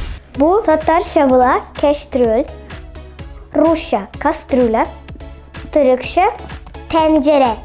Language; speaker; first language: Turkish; non-native, learner; Tatar